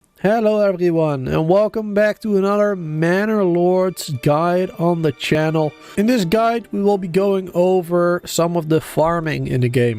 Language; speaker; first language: English; native; English